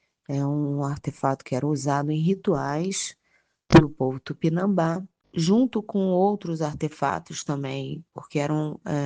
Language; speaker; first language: Portuguese; native; Portuguese